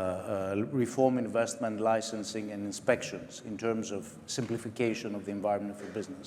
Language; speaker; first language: English; non-native, local second language; Greek